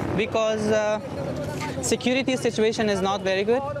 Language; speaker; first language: English; non-native, fluent; Persian